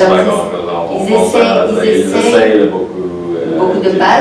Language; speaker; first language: French; non-native, local second language; Arabic